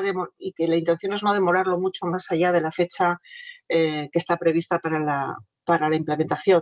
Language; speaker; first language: Spanish; native; Spanish